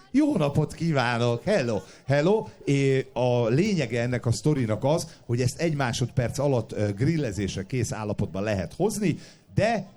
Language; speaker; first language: Hungarian; native; Hungarian